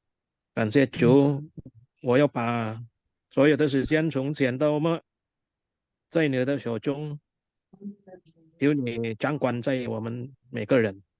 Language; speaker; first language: Chinese; non-native, learner; Indonesian